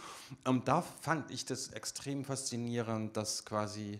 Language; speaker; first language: German; native; German